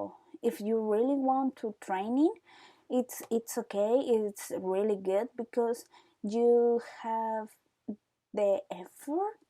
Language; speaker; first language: English; non-native, learner; Spanish